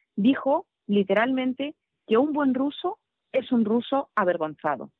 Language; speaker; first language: Spanish; non-native, fluent; Russian